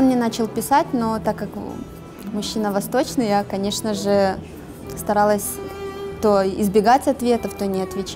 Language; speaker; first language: Russian; native; Russian